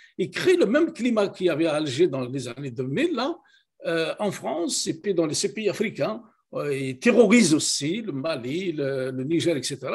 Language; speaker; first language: French; non-native, local second language; Kabyle